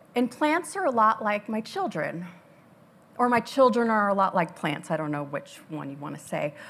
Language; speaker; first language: English; native; English